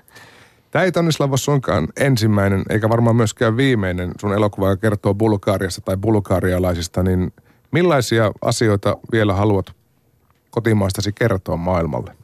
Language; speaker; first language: Finnish; native; Finnish